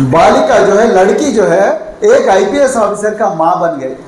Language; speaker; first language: Hindi; non-native, local second language; Telugu